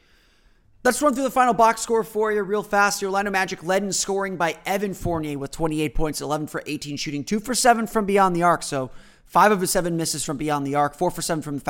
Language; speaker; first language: English; native; English